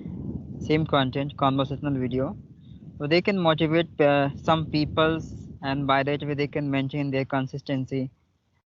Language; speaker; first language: English; non-native, local second language; Hindi